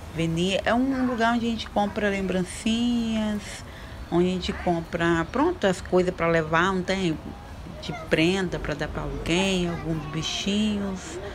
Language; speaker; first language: Portuguese; native; Portuguese